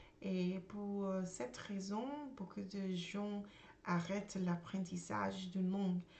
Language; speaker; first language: French; non-native, learner; English